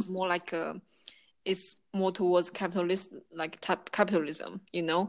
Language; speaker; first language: English; non-native, fluent; Chinese